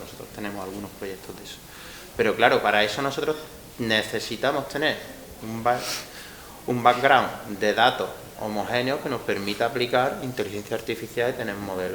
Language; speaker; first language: Spanish; native; Spanish